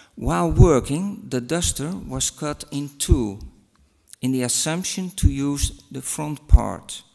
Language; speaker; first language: English; non-native, fluent; Western Frisian